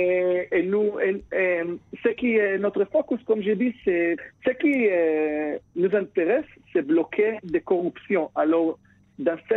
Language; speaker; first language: French; non-native, fluent; Hebrew